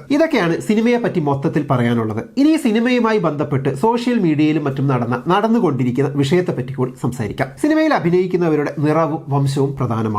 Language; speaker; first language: Malayalam; native; Malayalam